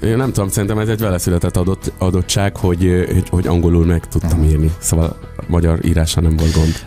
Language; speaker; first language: Hungarian; early bilingual, other home language; Urdu